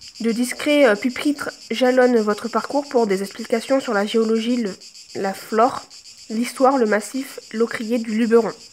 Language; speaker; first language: French; native; French